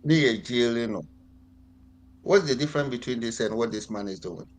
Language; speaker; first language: English; non-native, local second language; Akan